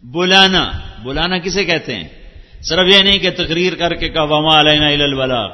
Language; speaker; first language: Urdu; non-native, local second language; Punjabi